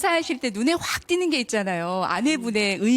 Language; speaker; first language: Korean; native; Korean